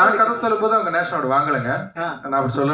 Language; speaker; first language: Tamil; native; Tamil